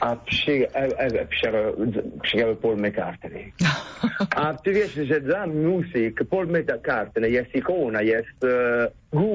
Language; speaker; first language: Polish; non-native, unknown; Italian